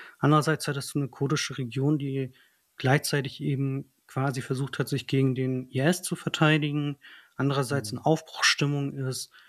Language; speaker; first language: German; early bilingual, other home language; Kurdish